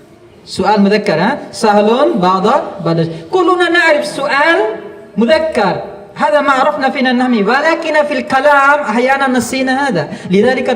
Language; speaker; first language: Arabic; non-native, fluent; Indonesian